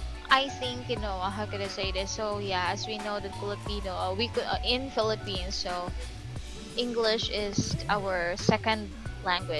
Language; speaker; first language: English; non-native, local second language; Filipino